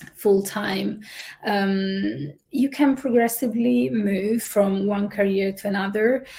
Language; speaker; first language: English; non-native, fluent; Italian